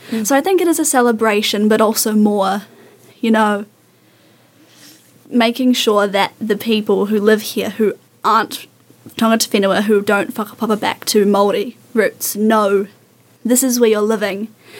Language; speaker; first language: English; native; English